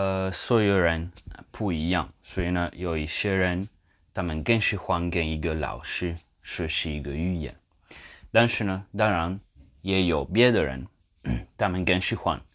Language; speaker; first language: Chinese; non-native, fluent; English